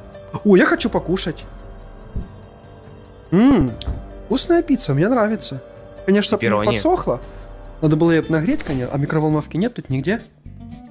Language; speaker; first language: Russian; native; Russian